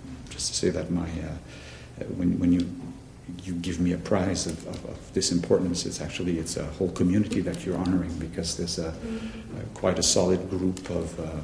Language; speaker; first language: English; non-native, fluent; French